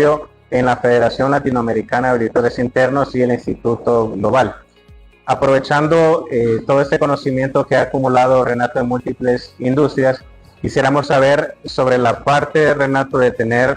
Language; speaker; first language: Spanish; native; Spanish